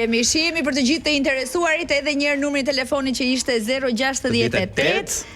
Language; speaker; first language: Albanian; native; Albanian